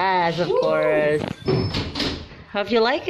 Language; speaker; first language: English; non-native, local second language; Indonesian